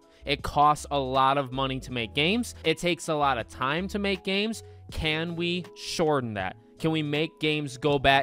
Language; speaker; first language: English; native; English